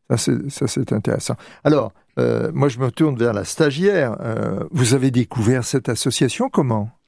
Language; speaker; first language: French; native; French